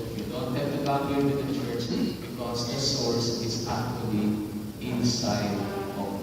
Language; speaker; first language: English; non-native, local second language; Filipino